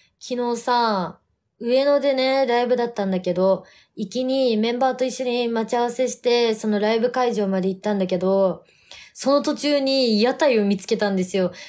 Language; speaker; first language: Japanese; native; Japanese